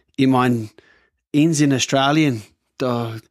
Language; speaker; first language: German; non-native, fluent; English